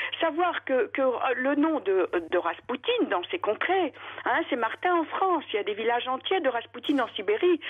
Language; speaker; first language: French; native; French